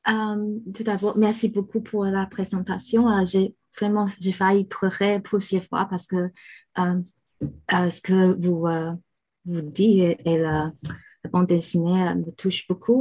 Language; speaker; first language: French; non-native, fluent; Chinese